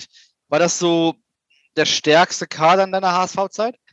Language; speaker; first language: German; native; German